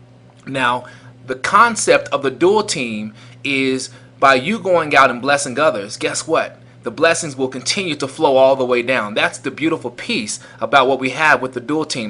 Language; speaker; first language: English; native; English